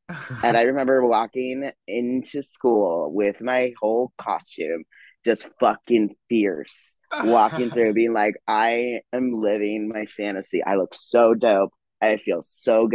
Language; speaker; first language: English; native; English